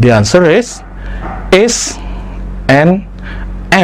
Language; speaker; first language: English; non-native, fluent; Indonesian